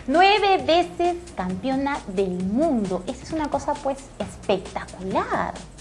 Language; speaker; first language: Spanish; native; Spanish